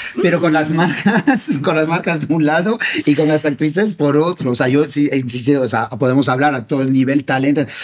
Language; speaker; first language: Spanish; non-native, fluent; French